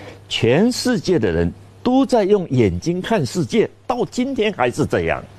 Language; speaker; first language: Chinese; native; Chinese